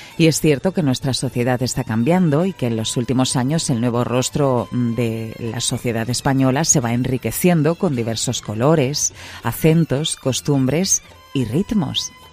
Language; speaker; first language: Spanish; native; Spanish